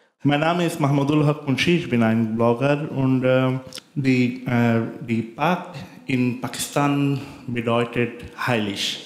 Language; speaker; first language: German; non-native, learner; Bangla